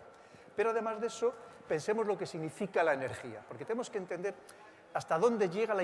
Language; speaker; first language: Spanish; native; Spanish